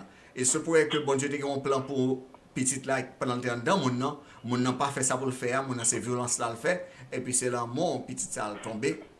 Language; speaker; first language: French; non-native, local second language; Haitian Creole